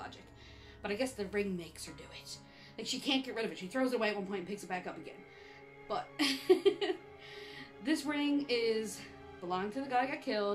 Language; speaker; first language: English; native; English